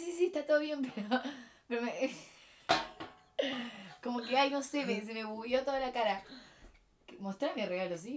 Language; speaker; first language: Spanish; native; Spanish